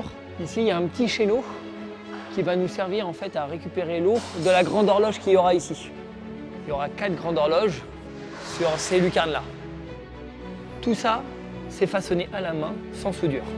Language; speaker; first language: French; native; French